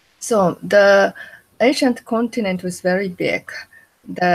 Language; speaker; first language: English; non-native, learner; Japanese